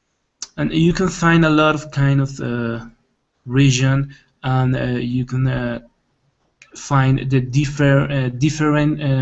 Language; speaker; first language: English; non-native, learner; Spanish